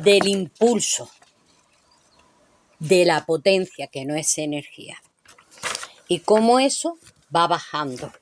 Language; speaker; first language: Spanish; native; Spanish